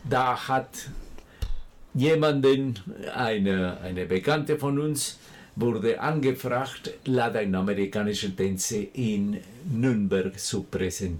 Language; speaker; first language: German; non-native, fluent; Spanish